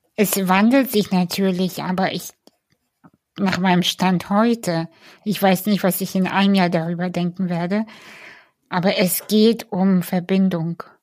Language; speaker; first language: German; early bilingual, other home language; Russian